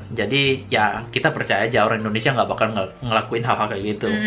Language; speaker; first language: Indonesian; native; Indonesian